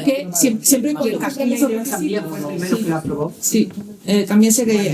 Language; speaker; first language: Spanish; native; Spanish